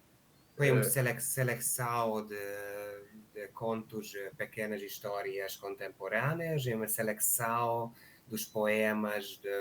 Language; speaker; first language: Portuguese; non-native, learner; Hungarian